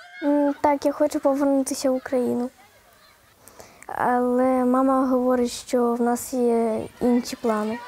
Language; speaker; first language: Ukrainian; non-native, local second language; Russian